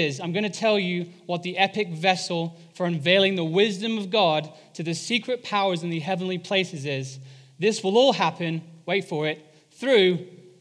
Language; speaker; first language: English; native; English